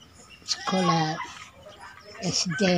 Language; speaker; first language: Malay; non-native, local second language; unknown